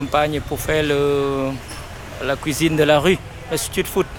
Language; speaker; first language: French; non-native, fluent; Vietnamese